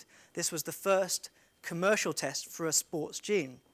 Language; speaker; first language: English; native; English